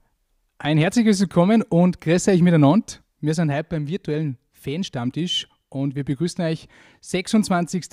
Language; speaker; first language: German; native; German